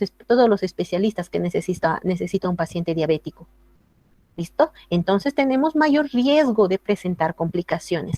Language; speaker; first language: Spanish; native; Spanish